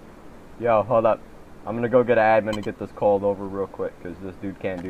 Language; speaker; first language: English; native; English